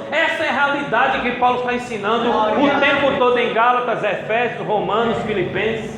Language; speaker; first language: Portuguese; native; Portuguese